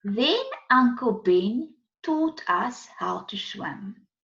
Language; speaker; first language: English; non-native, local second language; Afrikaans